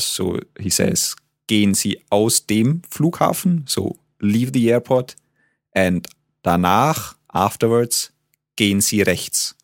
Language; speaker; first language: German; native; German